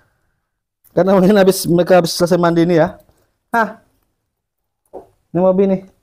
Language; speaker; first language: Indonesian; native; Indonesian